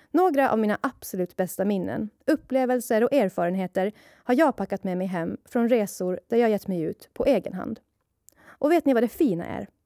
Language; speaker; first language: Swedish; early bilingual, other home language; Persian